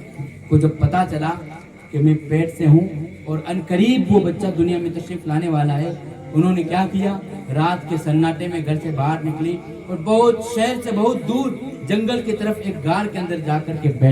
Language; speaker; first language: Urdu; native; Urdu